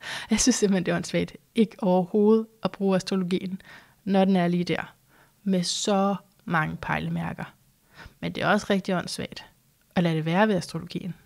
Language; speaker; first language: Danish; native; Danish